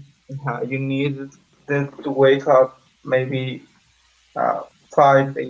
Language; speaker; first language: English; non-native, learner; Spanish